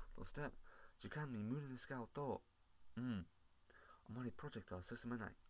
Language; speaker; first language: Japanese; non-native, learner; English